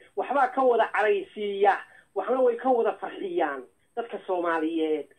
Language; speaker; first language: Somali; native; Somali